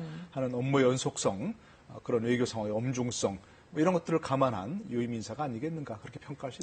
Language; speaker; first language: Korean; native; Korean